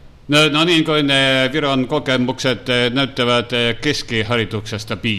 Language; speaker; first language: Finnish; non-native, learner; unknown